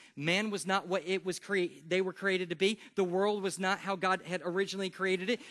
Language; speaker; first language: English; native; English